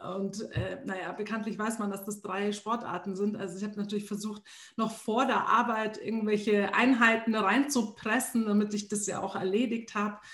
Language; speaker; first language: German; early bilingual, other home language; Arabic